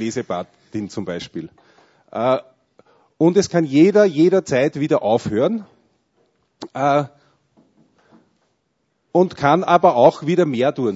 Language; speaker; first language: German; native; German